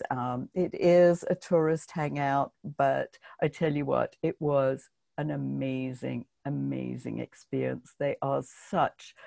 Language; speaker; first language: English; native; English